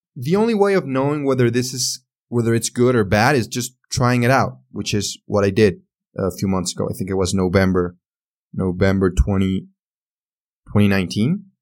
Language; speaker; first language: English; non-native, fluent; Spanish